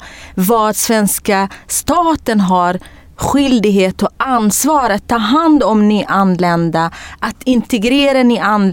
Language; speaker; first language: Swedish; non-native, fluent; Kurdish